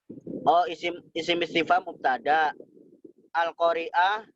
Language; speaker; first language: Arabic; non-native, learner; Indonesian